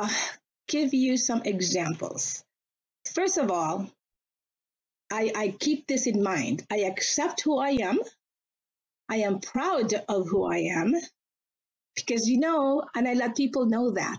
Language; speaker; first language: English; non-native, local second language; Filipino